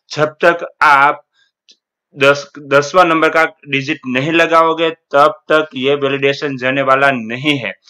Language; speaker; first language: Hindi; non-native, local second language; Gujarati